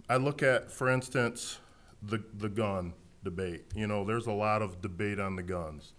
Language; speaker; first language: English; native; English